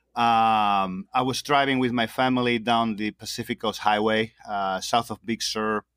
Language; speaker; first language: English; non-native, fluent; Spanish